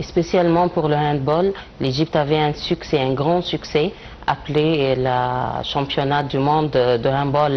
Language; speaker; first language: French; non-native, learner; Arabic